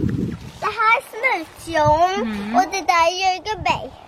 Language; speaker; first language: Swedish; early bilingual, other home language; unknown